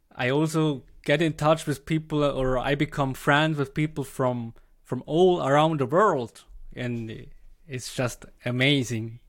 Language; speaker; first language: English; non-native, fluent; Swiss German